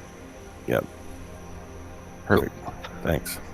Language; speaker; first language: English; native; English